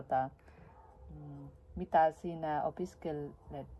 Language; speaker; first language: Finnish; non-native, learner; Vietnamese